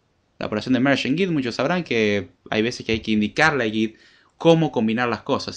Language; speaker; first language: Spanish; native; Spanish